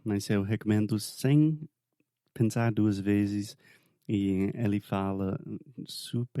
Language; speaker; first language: Portuguese; non-native, fluent; English